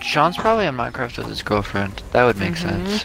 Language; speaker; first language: English; native; English